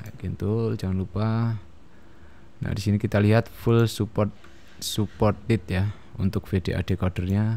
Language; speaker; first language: Indonesian; native; Indonesian